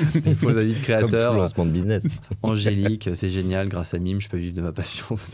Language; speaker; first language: French; native; French